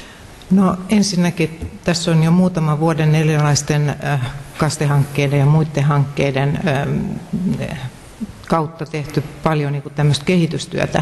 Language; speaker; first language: Finnish; native; Finnish